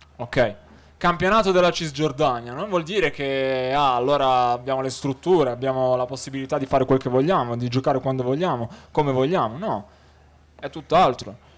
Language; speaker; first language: Italian; early bilingual, other home language; Arabic